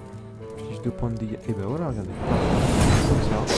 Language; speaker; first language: French; native; French